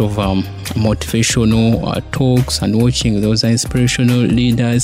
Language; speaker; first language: English; non-native, local second language; Ganda